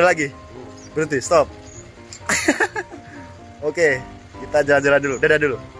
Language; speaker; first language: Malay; non-native, local second language; Javanese